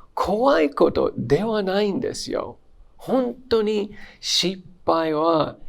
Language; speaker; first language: Japanese; non-native, fluent; English